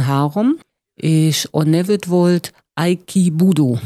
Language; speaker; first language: Hungarian; non-native, learner; German